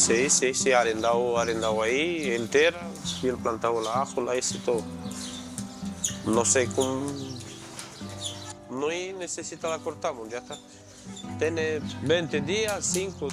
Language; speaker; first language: Spanish; non-native, learner; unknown